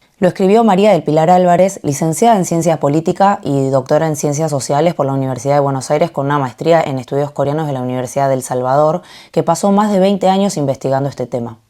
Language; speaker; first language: Spanish; early bilingual, other home language; Korean